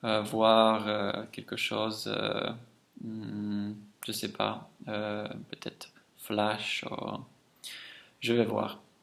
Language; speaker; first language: French; non-native, fluent; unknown